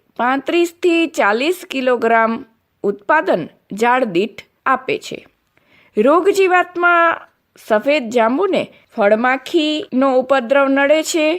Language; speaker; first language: Gujarati; non-native, local second language; Kachhi